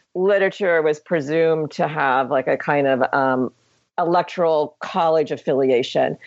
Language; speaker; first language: English; native; English